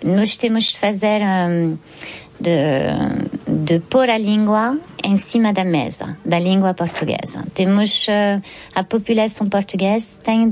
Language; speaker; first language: Portuguese; early bilingual, heritage; French